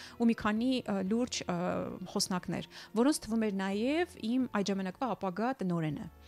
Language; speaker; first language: Armenian; native; Armenian